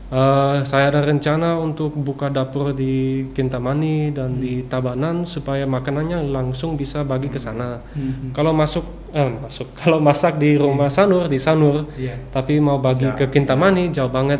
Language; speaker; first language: Indonesian; early bilingual, other home language; English